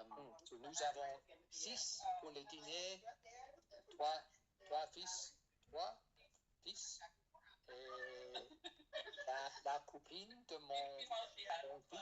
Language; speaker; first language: French; non-native, learner; English